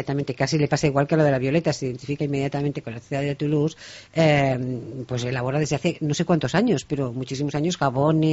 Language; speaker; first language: Spanish; native; Spanish